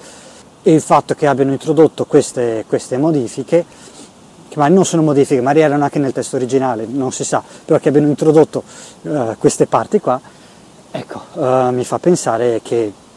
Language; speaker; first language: Italian; native; Italian